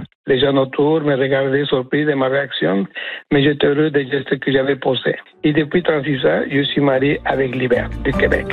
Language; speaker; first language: French; non-native, fluent; Spanish